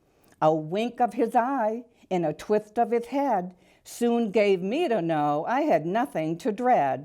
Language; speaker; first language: English; native; English